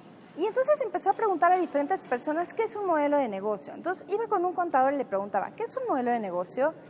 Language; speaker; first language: Spanish; native; Spanish